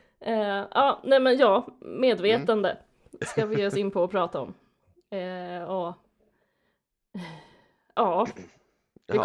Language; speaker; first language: Swedish; native; Swedish